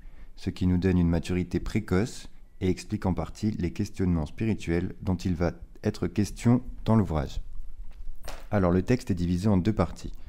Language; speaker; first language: French; native; French